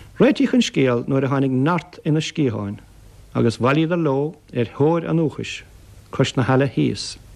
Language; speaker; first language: Irish; native; Irish